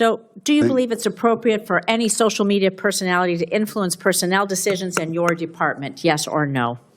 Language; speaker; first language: English; native; English